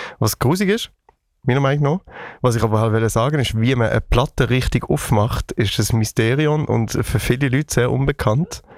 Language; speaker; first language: German; native; German